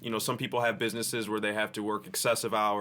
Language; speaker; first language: English; native; English